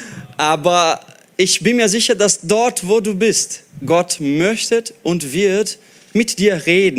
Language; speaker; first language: German; non-native, fluent; Portuguese